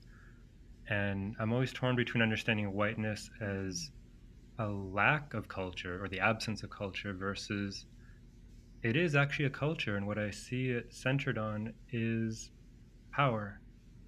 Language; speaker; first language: English; non-native, fluent; Greek